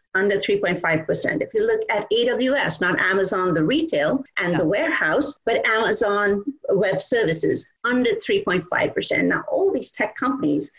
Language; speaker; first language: English; non-native, local second language; Bangla